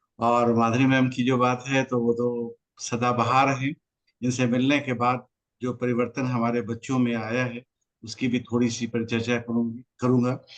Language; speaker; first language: Hindi; native; Hindi